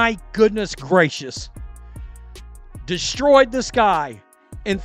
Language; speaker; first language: English; native; English